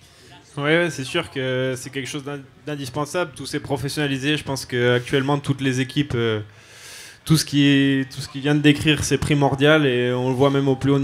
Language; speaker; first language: French; native; French